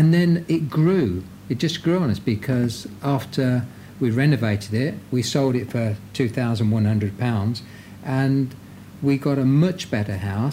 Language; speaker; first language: English; native; English